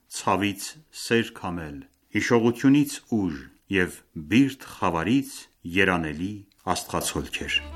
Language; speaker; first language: Armenian; early bilingual, heritage; Armenian